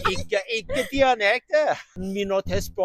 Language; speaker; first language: Norwegian; non-native, learner; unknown